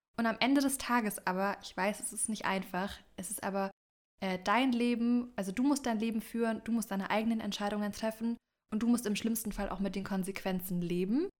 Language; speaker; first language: German; early bilingual, other home language; Amharic